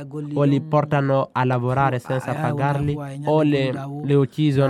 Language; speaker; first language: Italian; non-native, fluent; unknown